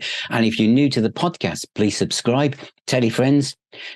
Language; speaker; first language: English; native; English